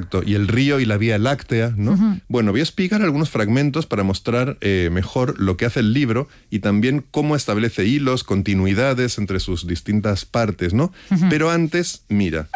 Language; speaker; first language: Spanish; native; Spanish